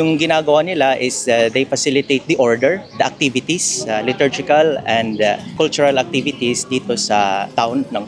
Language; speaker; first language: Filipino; non-native, local second language; Waray